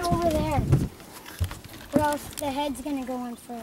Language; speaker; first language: English; native; English